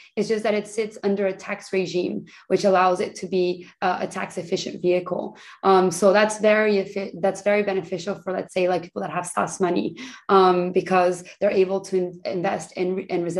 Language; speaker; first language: English; early bilingual, other home language; Spanish